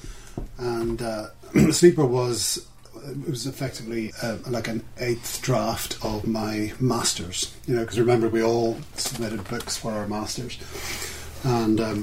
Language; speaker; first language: English; native; English